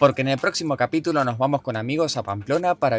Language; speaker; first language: Spanish; native; Spanish